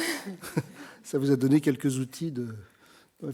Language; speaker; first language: French; native; French